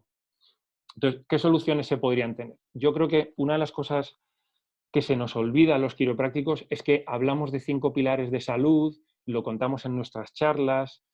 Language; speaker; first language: Spanish; native; Spanish